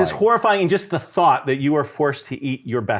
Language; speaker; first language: English; native; English